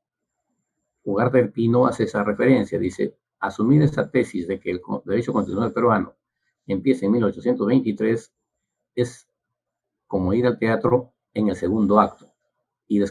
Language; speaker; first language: Spanish; native; Spanish